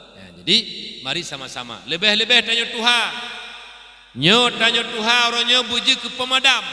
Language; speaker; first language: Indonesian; non-native, local second language; Achinese